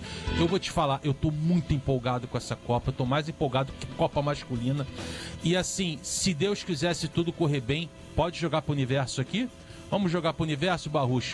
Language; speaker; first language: Portuguese; native; Portuguese